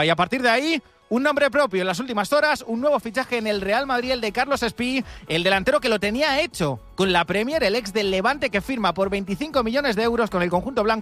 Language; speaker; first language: Spanish; native; Spanish